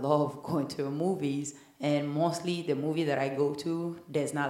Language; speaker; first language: English; non-native, fluent; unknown